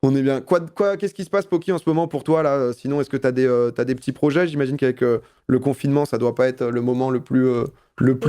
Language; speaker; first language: French; native; French